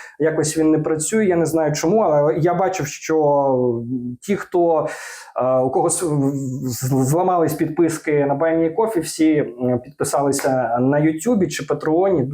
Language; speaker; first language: Ukrainian; non-native, local second language; Russian